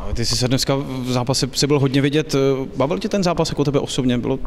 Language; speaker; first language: Czech; native; Czech